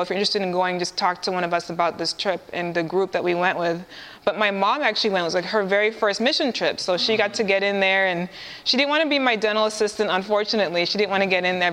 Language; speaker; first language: English; native; English